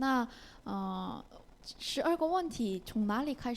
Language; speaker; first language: Chinese; non-native, learner; Korean